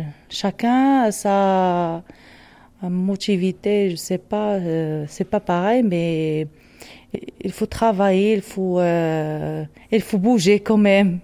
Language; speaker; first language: French; non-native, learner; Arabic